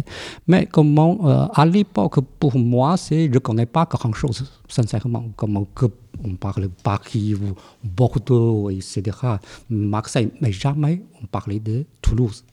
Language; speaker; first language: French; non-native, fluent; Chinese